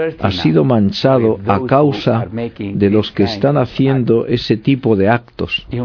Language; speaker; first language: Spanish; non-native, fluent; Arabic